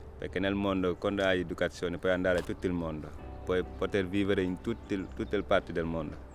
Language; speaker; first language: Italian; non-native, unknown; Wolof